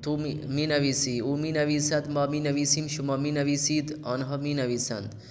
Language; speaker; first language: Persian; non-native, fluent; Urdu